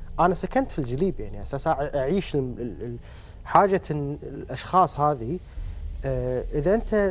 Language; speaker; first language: Arabic; native; Arabic